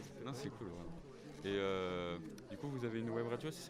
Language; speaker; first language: French; native; French